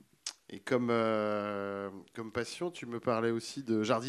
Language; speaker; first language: French; native; French